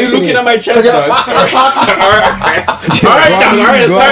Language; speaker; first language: English; native; English